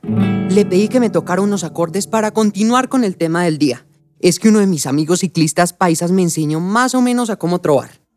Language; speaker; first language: Spanish; native; Spanish